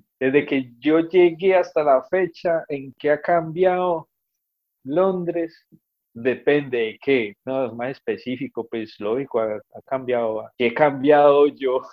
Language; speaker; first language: Spanish; native; Spanish